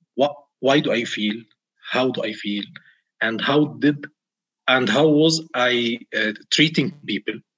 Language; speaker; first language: English; non-native, fluent; Arabic